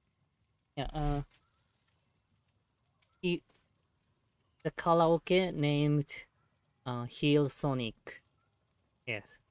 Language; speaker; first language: English; non-native, learner; Japanese